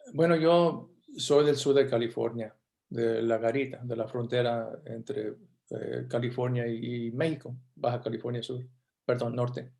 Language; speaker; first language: Spanish; early bilingual, heritage; Spanish